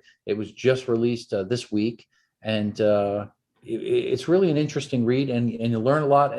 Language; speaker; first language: English; native; English